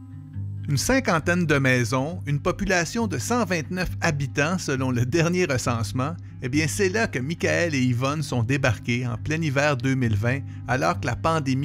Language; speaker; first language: French; native; French